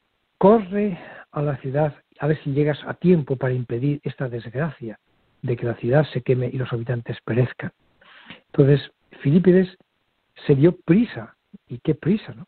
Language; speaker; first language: Spanish; native; Spanish